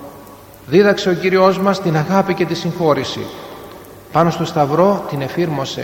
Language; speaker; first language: Greek; native; Greek